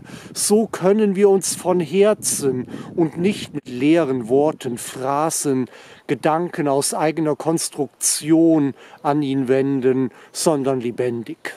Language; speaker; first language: German; native; German